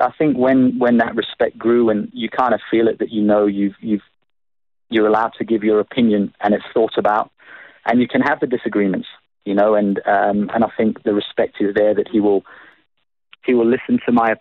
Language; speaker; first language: English; native; English